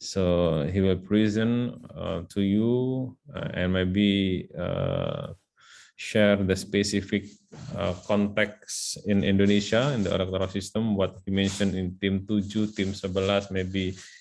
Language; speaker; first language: English; non-native, learner; Indonesian